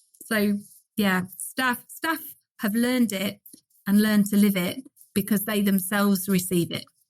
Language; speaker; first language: English; native; English